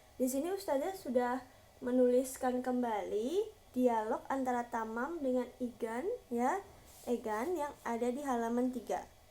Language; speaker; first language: Indonesian; native; Indonesian